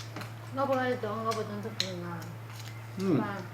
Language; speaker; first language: Chinese; native; Chinese